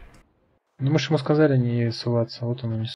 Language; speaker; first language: Russian; native; Russian